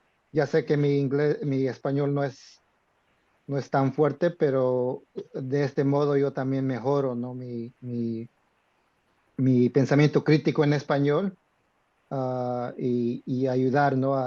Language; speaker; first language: Spanish; non-native, fluent; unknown